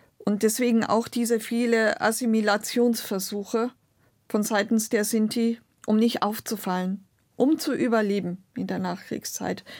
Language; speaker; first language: German; non-native, local second language; Romany